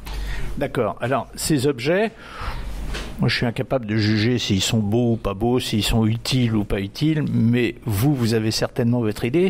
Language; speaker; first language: French; native; French